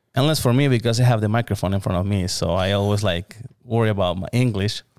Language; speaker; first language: English; non-native, learner; Spanish